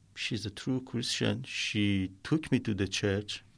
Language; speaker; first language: English; non-native, learner; Persian